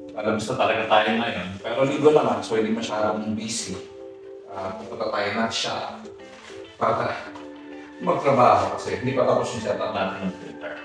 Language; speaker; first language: Filipino; native; Filipino